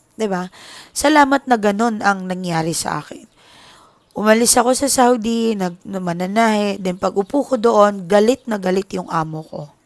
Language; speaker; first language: Filipino; non-native, local second language; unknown